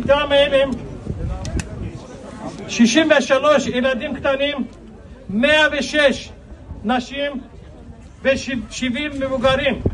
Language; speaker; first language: Hebrew; non-native, fluent; Azerbaijani